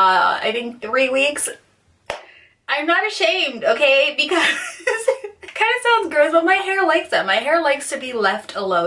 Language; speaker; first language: English; native; English